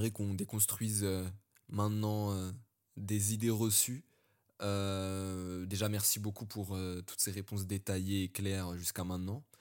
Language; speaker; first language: French; early bilingual, other home language; Arabic